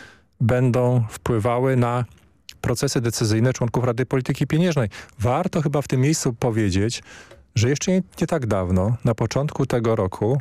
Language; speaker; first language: Polish; native; Polish